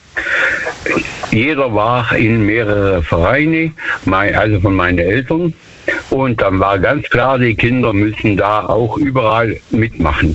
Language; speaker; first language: German; native; German